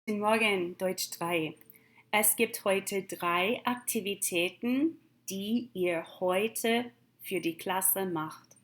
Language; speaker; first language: German; non-native, fluent; English